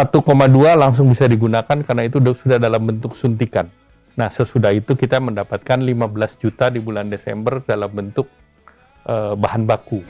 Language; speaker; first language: Indonesian; native; Indonesian